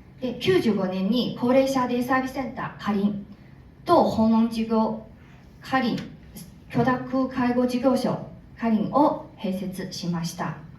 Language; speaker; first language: Japanese; non-native, fluent; Korean